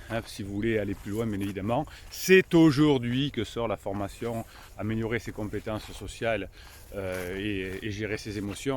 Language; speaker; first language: French; native; French